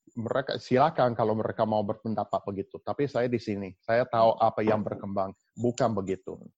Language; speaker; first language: Indonesian; non-native, fluent; English